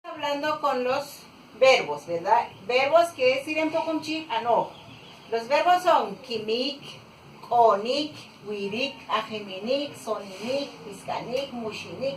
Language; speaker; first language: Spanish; non-native, local second language; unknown